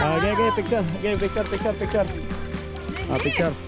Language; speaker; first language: Filipino; native; Filipino